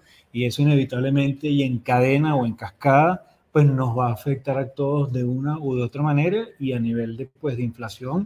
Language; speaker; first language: Spanish; native; Spanish